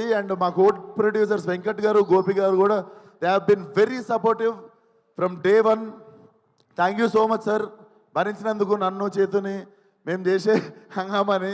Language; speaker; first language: Telugu; native; Telugu